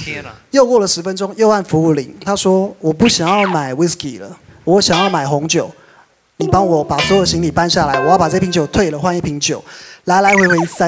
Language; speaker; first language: Chinese; native; Chinese